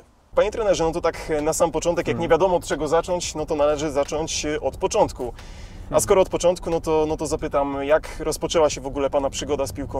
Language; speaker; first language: Polish; native; Polish